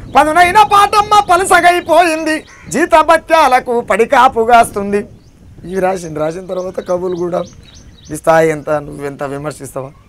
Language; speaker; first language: Telugu; native; Telugu